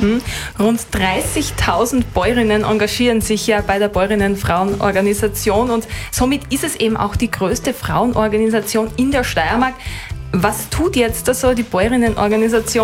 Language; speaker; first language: German; native; German